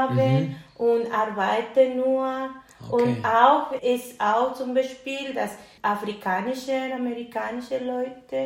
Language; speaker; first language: German; non-native, learner; Spanish